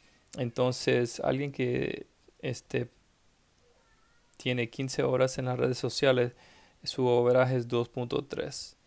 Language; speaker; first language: Spanish; early bilingual, heritage; English